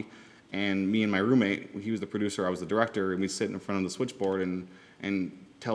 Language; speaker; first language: English; native; English